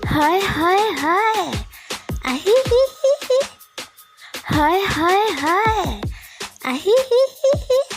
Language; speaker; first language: Thai; native; Thai